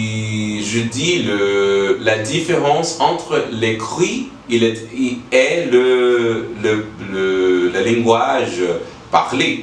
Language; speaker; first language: French; non-native, learner; English